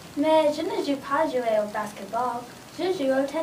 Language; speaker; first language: French; non-native, learner; English